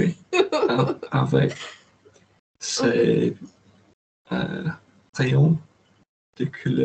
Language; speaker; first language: French; non-native, learner; English